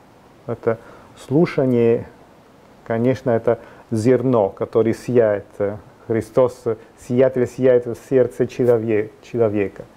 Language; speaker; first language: Russian; non-native, fluent; Italian